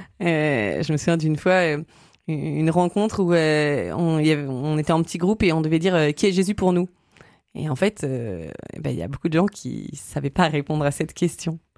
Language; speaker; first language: French; native; French